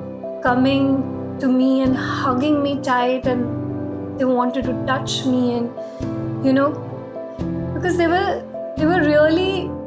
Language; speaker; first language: English; non-native, local second language; Hindi